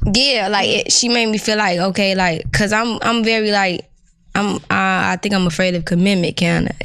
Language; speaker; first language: English; native; English